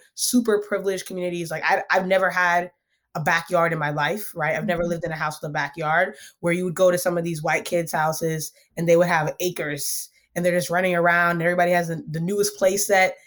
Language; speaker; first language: English; early bilingual, other home language; Akan